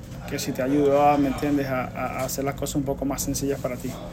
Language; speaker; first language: Spanish; native; Spanish